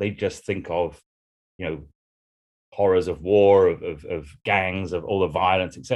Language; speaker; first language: English; native; English